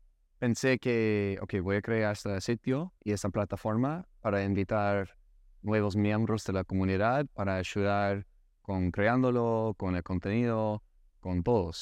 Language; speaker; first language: Spanish; non-native, learner; English